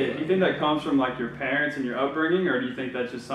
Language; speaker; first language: English; native; English